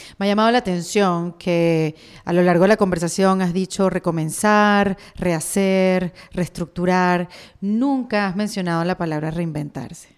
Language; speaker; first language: Spanish; native; Spanish